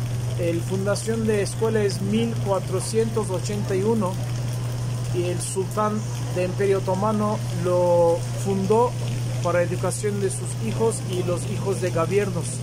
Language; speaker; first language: Spanish; non-native, fluent; Turkish